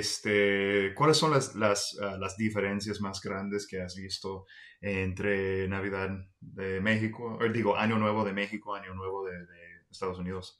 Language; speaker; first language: Spanish; non-native, fluent; English